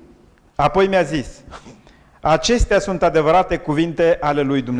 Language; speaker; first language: Romanian; native; Romanian